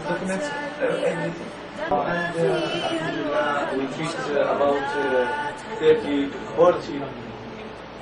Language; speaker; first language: English; non-native, learner; Arabic